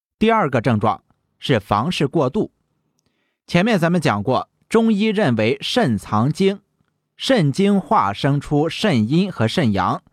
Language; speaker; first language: Chinese; native; Chinese